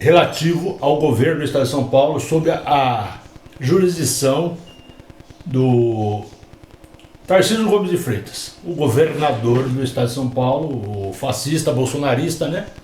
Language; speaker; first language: Portuguese; native; Portuguese